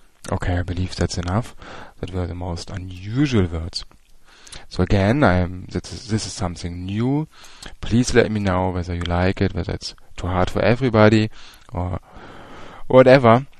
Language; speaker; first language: English; non-native, fluent; German